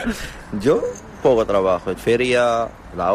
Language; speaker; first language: Spanish; non-native, learner; Arabic